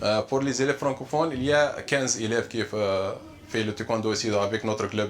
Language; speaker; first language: French; non-native, fluent; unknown